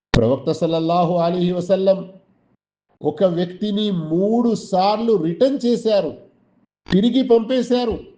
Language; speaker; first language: Telugu; non-native, local second language; Urdu